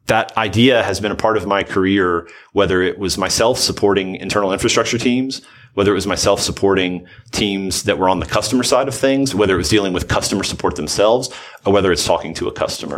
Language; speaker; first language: English; native; English